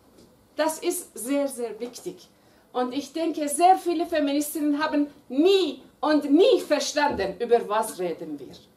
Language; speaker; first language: German; non-native, fluent; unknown